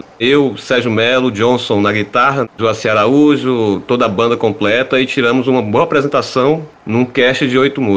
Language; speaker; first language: Portuguese; native; Portuguese